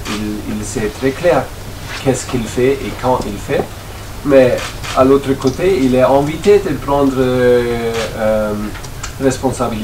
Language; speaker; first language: French; non-native, fluent; German